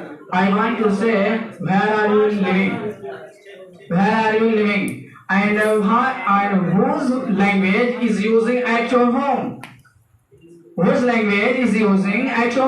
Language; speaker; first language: English; non-native, learner; Urdu